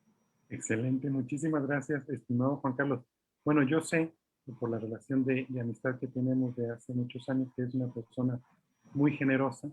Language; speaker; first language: Spanish; native; Spanish